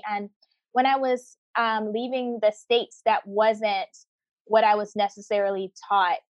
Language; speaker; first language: English; native; English